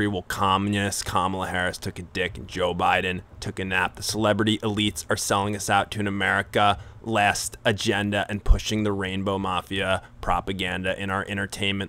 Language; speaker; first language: English; native; English